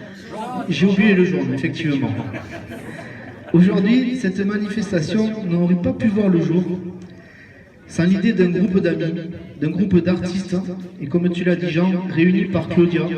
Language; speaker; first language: French; native; French